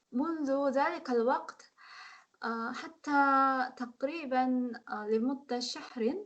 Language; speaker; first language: Arabic; non-native, learner; Korean